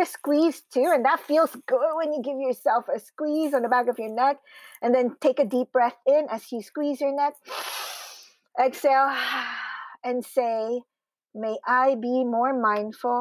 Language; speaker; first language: English; non-native, local second language; Filipino